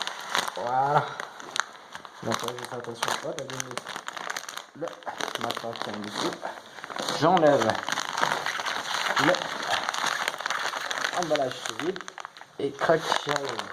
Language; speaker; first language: French; native; French